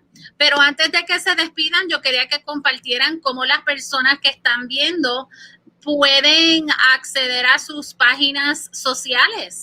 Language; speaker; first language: Spanish; early bilingual, heritage; Spanish